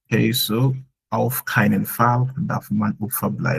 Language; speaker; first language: German; non-native, fluent; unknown